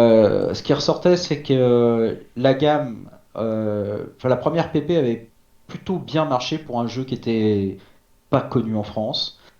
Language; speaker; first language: French; native; French